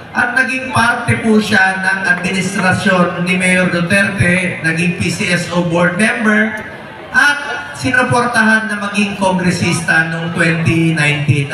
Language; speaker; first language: Filipino; non-native, local second language; Cebuano